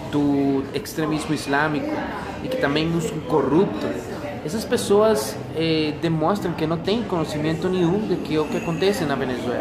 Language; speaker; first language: Portuguese; non-native, fluent; Spanish